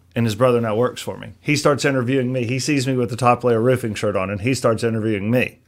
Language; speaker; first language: English; native; English